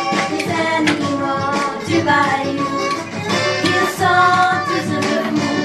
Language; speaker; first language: French; non-native, learner; English